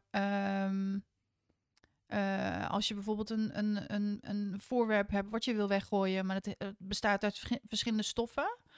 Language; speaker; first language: Dutch; native; Dutch